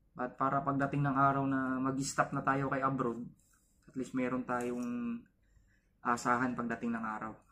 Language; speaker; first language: Filipino; non-native, local second language; Cebuano